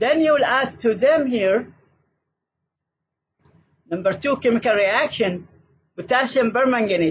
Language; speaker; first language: English; non-native, fluent; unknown